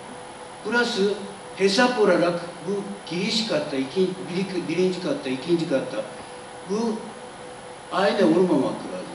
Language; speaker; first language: Turkish; non-native, learner; Japanese